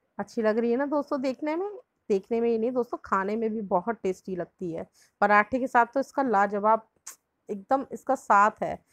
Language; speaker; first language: Hindi; native; Hindi